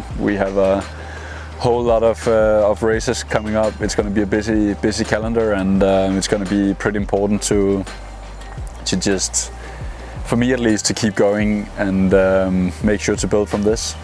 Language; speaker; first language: English; non-native, fluent; Danish